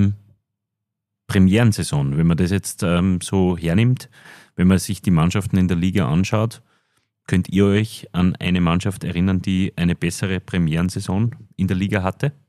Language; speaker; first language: German; native; German